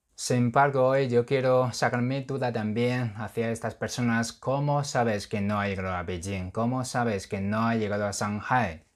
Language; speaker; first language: Spanish; non-native, fluent; Chinese